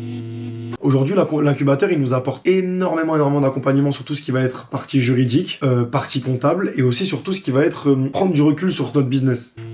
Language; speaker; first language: French; native; French